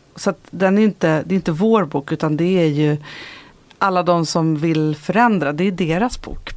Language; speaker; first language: Swedish; native; Swedish